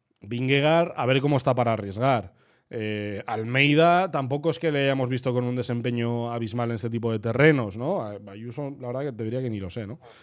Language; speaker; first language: Spanish; native; Spanish